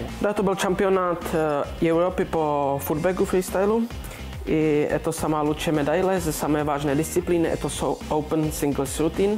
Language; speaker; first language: Russian; non-native, learner; Czech